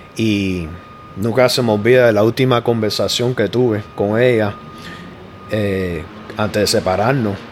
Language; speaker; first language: Spanish; early bilingual, heritage; Spanish